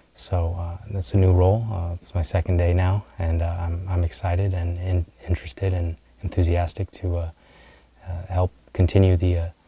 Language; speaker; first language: English; native; English